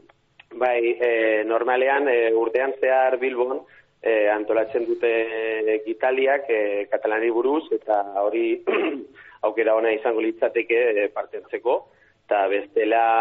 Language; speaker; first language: Basque; non-native, learner; Catalan